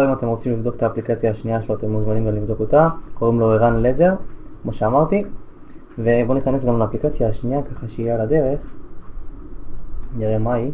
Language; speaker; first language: Hebrew; native; Hebrew